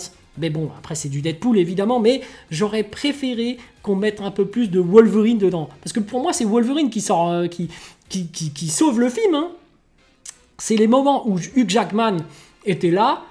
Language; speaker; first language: French; native; French